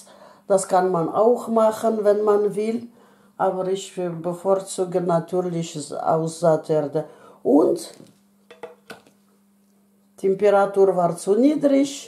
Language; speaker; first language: German; non-native, fluent; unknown